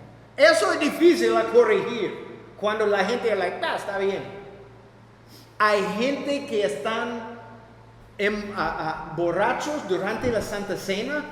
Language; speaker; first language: Spanish; non-native, fluent; English